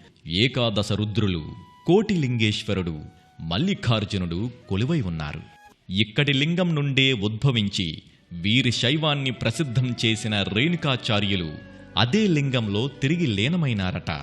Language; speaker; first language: Telugu; native; Telugu